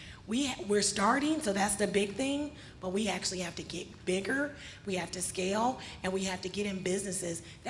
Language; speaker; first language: English; native; English